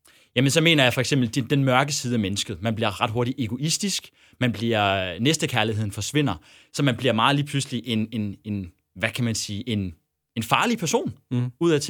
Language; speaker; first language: Danish; native; Danish